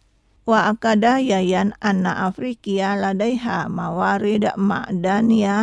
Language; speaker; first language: Arabic; non-native, fluent; Indonesian